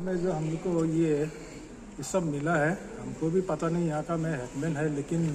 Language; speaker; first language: Hindi; non-native, local second language; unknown